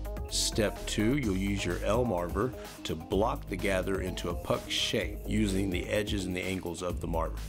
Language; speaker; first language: English; native; English